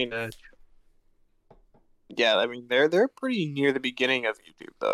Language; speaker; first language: English; native; English